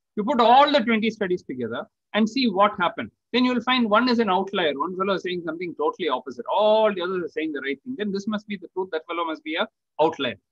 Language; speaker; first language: English; non-native, local second language; Tamil